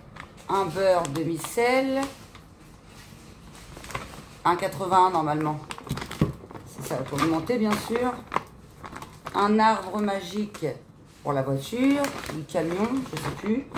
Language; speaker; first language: French; native; French